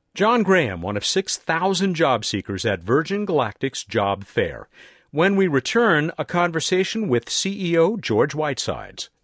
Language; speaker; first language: English; native; English